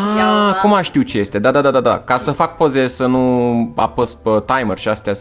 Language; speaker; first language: Romanian; native; Romanian